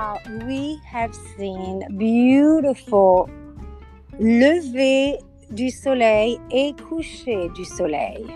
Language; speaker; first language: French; non-native, learner; English